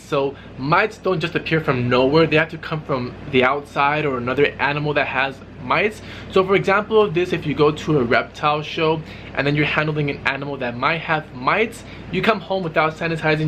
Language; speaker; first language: English; native; English